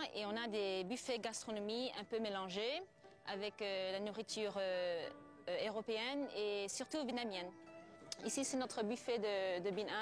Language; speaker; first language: French; non-native, fluent; Vietnamese